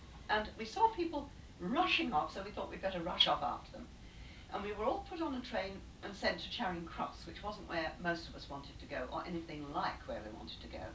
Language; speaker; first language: English; native; English